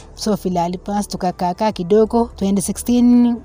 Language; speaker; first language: Swahili; non-native, local second language; Kalenjin